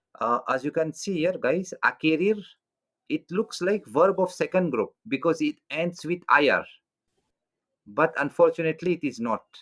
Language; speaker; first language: English; non-native, local second language; French